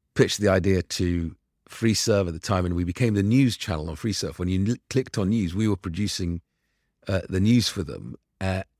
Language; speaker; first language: English; early bilingual, other home language; Arabic